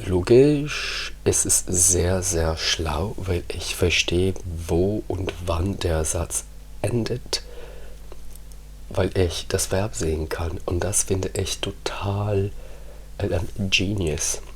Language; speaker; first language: German; non-native, fluent; Italian